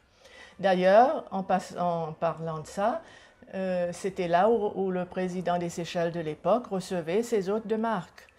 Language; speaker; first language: French; non-native, local second language; Seselwa Creole French